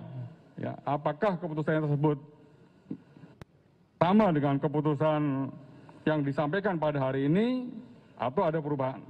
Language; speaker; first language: Indonesian; native; Indonesian